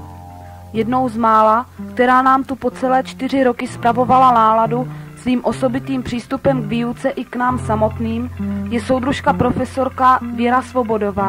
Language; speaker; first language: Czech; native; Czech